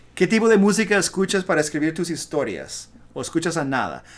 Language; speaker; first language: Spanish; non-native, fluent; English